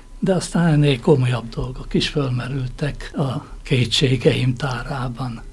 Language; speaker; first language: Hungarian; native; Hungarian